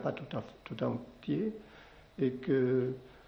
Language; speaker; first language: French; non-native, local second language; Occitan